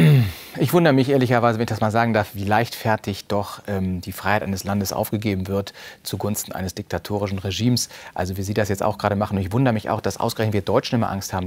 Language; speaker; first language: German; native; German